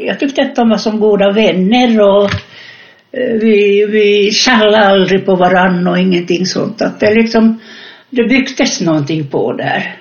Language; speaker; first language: Swedish; non-native, fluent; Finnish